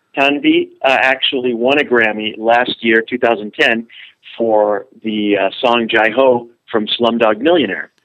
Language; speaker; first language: English; early bilingual, other home language; Spanish